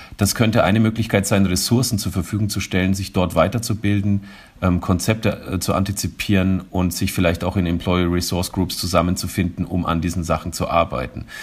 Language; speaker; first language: German; native; German